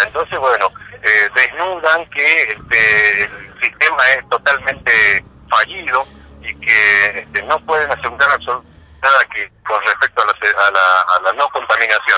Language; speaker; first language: Spanish; native; Spanish